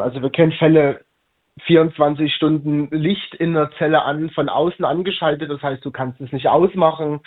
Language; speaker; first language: German; native; German